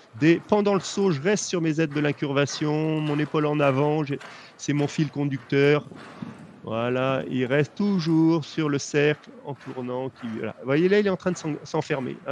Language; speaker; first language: French; native; French